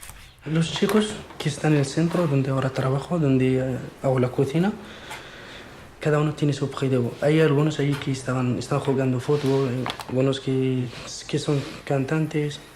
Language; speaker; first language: Spanish; non-native, fluent; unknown